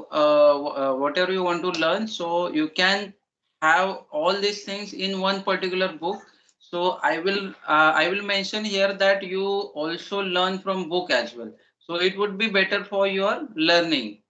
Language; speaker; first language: English; non-native, learner; Marathi